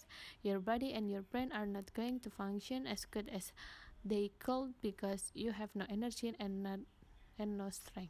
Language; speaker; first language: English; non-native, learner; Indonesian